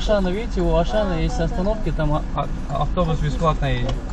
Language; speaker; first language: Russian; non-native, local second language; Kyrgyz